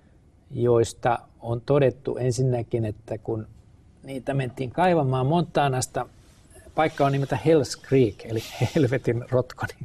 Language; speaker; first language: Finnish; native; Finnish